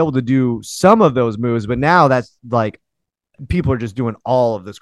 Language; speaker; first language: English; native; English